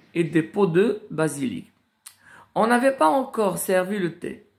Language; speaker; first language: French; non-native, local second language; Arabic